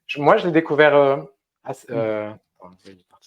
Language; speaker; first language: French; native; French